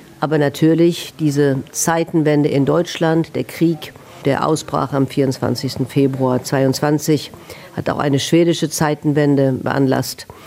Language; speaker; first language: German; native; German